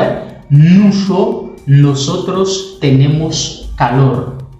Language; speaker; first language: Spanish; non-native, learner; Haitian Creole